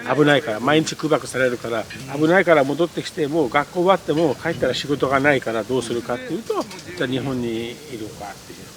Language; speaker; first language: Japanese; non-native, fluent; Persian